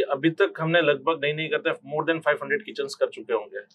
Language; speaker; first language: Hindi; native; Hindi